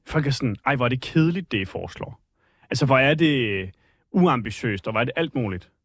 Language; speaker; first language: Danish; native; Danish